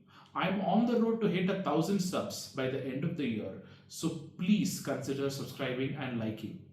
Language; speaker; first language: English; non-native, local second language; Tamil